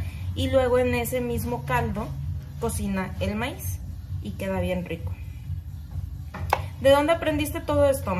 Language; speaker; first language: Spanish; native; Spanish